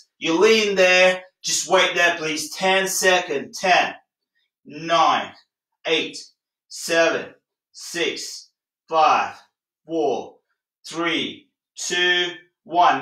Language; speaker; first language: English; non-native, fluent; Turkish